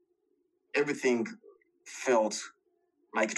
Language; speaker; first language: English; non-native, local second language; Ganda